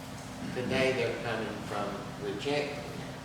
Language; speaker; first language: English; native; English